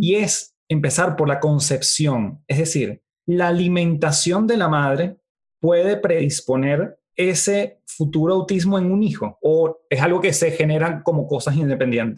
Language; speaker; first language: Spanish; native; Spanish